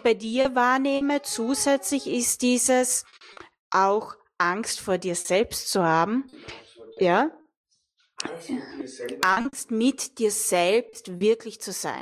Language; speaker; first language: German; native; German